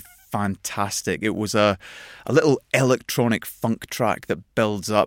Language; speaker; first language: English; native; English